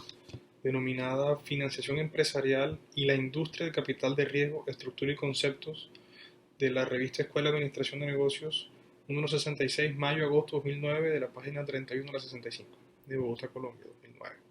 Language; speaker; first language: Spanish; native; Spanish